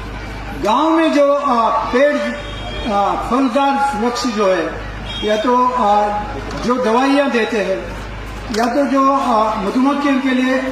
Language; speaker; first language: Hindi; native; Hindi